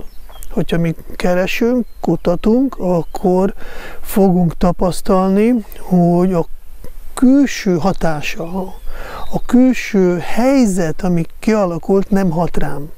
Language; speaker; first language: Hungarian; non-native, fluent; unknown